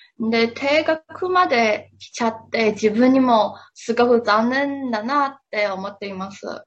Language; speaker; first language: Japanese; non-native, fluent; Chinese